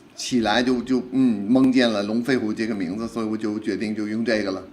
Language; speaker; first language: Chinese; non-native, fluent; English